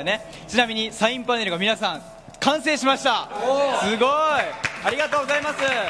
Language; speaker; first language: Japanese; native; Japanese